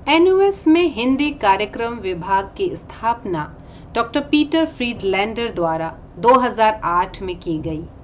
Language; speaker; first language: Hindi; native; Hindi